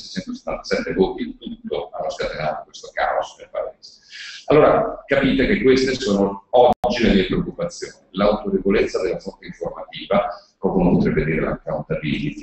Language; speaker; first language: Italian; native; Italian